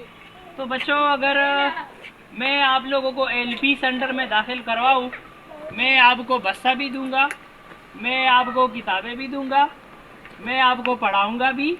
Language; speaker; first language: Hindi; non-native, local second language; Pashto